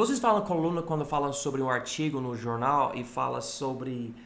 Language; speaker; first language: Portuguese; non-native, fluent; English